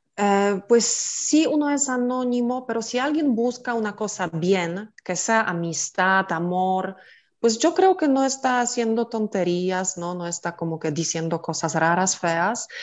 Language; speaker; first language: Spanish; non-native, fluent; Polish